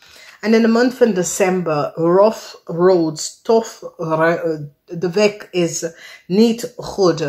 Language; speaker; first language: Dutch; non-native, fluent; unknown